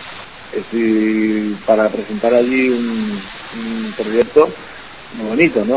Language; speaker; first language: Spanish; native; Spanish